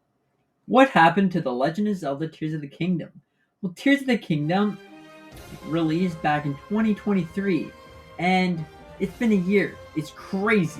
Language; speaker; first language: English; native; English